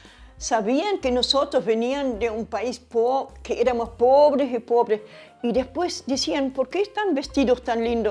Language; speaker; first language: Spanish; early bilingual, other home language; German